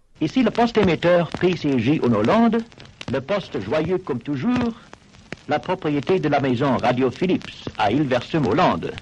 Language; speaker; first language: French; non-native, fluent; Dutch